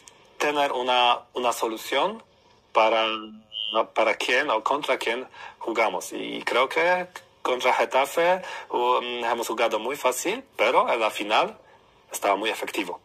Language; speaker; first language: Spanish; non-native, learner; Polish